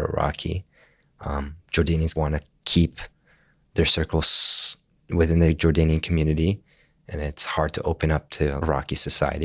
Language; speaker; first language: English; non-native, fluent; Arabic